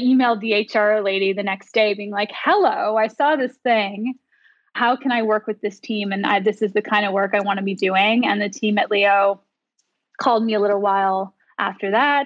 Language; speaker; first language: English; native; English